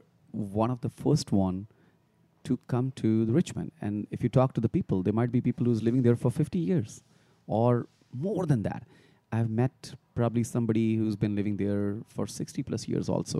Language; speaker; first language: English; non-native, local second language; Punjabi